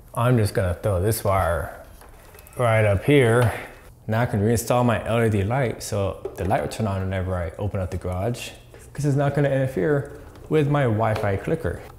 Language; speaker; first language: English; native; English